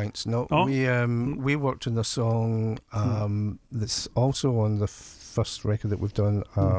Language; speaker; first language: English; native; English